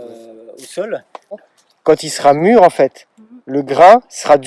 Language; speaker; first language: French; native; French